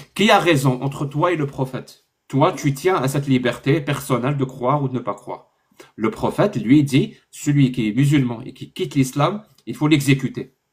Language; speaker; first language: French; non-native, local second language; Arabic